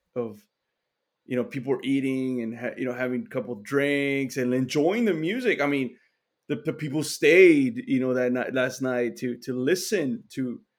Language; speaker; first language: English; native; English